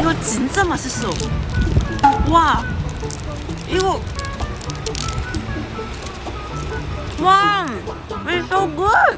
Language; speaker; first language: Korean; non-native, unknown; Cantonese